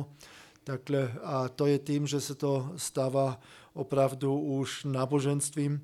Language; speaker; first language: Czech; non-native, fluent; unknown